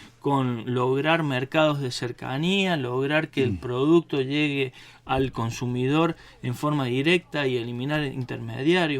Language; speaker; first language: Spanish; native; Spanish